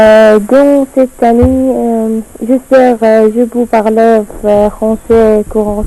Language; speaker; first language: French; non-native, learner; Arabic